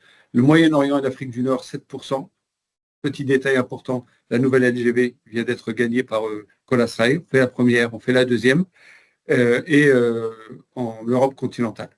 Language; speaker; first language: French; native; French